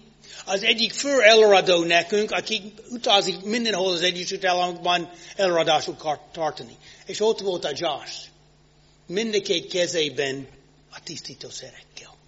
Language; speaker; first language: Hungarian; non-native, fluent; English